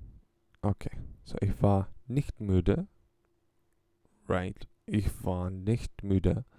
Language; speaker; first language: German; non-native, learner; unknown